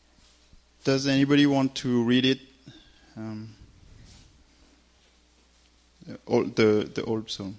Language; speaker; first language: English; non-native, fluent; French